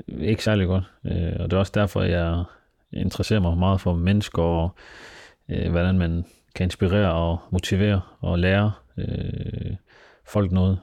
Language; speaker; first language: Danish; early bilingual, other home language; Somali